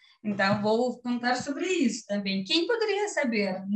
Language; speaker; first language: Portuguese; non-native, learner; Russian